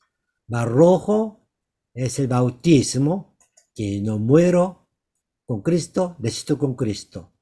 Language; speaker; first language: Spanish; non-native, learner; Korean